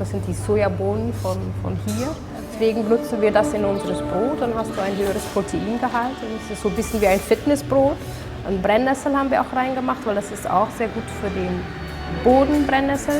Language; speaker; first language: German; non-native, fluent; Dutch